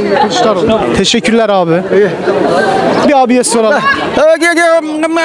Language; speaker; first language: Turkish; native; Turkish